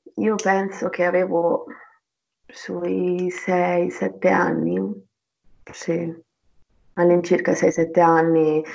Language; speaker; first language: Italian; early bilingual, other home language; German